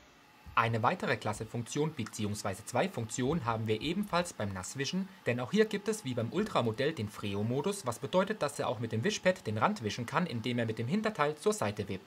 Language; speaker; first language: German; native; German